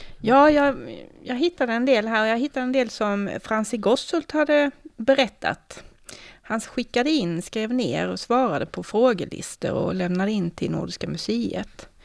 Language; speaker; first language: Swedish; native; Swedish